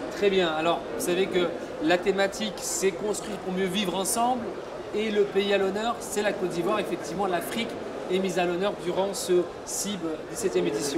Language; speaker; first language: French; native; French